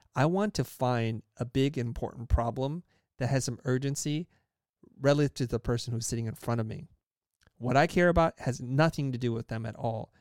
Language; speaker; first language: English; early bilingual, other home language; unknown